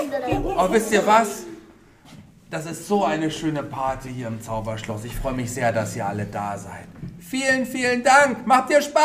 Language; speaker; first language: German; native; German